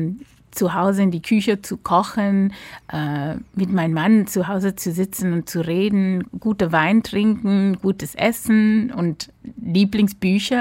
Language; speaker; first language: German; non-native, fluent; English